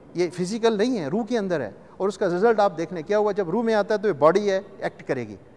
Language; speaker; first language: Urdu; non-native, local second language; Punjabi